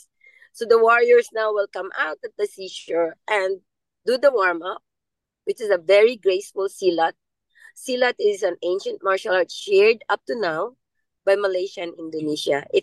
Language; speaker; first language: English; non-native, local second language; Maranao